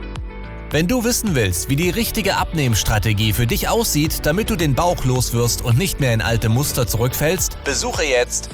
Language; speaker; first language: German; native; German